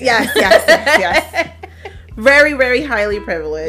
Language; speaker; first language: English; early bilingual, other home language; Spanish